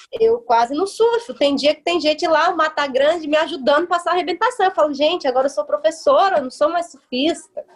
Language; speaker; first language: Portuguese; native; Portuguese